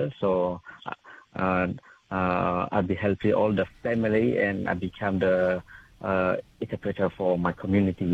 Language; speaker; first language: English; non-native, local second language; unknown